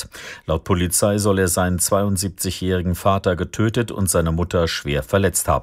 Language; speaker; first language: German; native; German